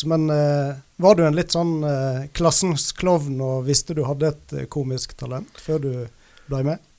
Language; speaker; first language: Norwegian; native; Norwegian